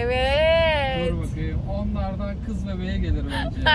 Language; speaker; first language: Turkish; native; Turkish